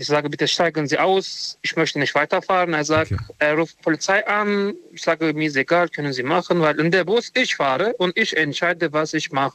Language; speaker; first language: German; non-native, learner; Romanian